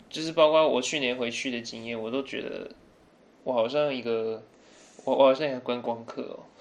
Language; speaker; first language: Chinese; early bilingual, other home language; English